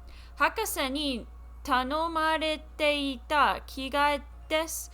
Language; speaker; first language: Japanese; non-native, learner; English